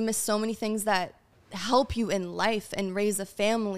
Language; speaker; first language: English; non-native, fluent; French